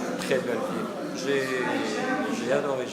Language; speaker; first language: French; non-native, local second language; Arabic